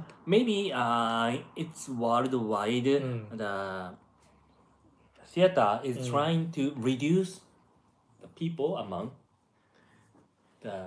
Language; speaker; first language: English; non-native, fluent; Japanese